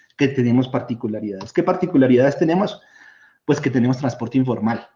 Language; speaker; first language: Spanish; native; Spanish